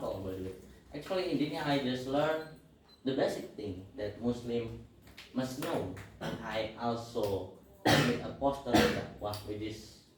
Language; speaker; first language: English; non-native, learner; Indonesian